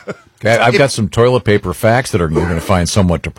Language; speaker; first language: English; native; English